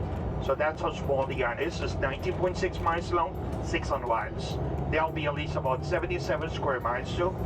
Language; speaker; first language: English; non-native, fluent; Papiamento